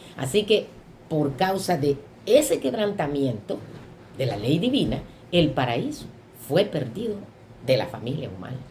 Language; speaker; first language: Spanish; native; Spanish